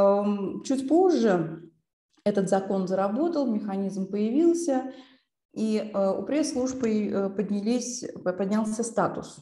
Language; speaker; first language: Russian; non-native, local second language; Uzbek